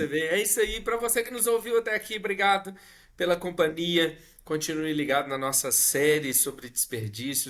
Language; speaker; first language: Portuguese; native; Portuguese